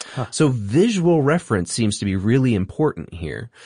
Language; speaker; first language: English; native; English